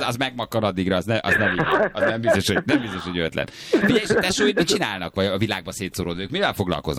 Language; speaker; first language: Hungarian; native; Hungarian